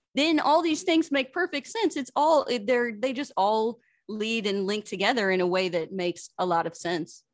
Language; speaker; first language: English; native; English